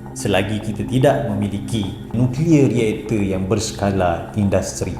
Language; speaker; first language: Malay; native; Malay